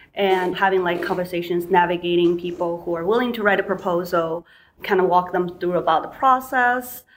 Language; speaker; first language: English; non-native, fluent; Chinese